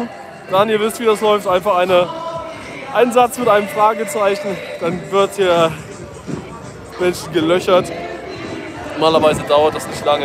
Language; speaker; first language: German; native; German